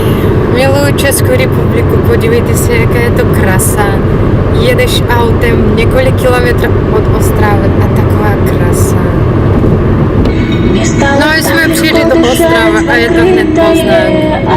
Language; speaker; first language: Czech; non-native, fluent; Russian